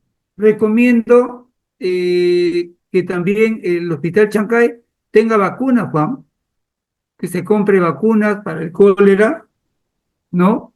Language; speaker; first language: Spanish; native; Spanish